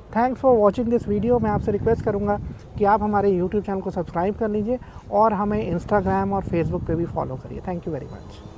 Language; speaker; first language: Hindi; native; Hindi